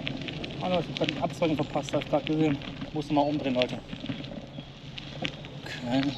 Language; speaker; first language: German; native; German